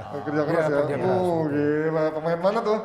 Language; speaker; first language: Indonesian; native; Indonesian